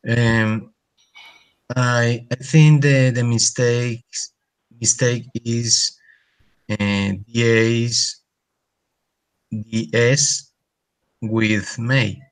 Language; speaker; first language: English; non-native, learner; Spanish